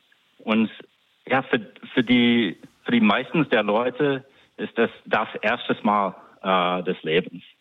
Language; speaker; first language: German; non-native, fluent; English